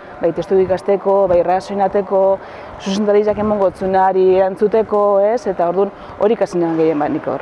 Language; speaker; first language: Basque; native; Basque